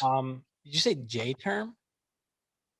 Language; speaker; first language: English; native; English